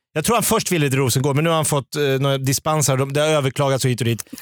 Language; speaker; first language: Swedish; native; Swedish